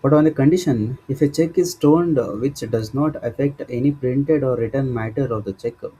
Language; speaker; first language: English; non-native, local second language; Kannada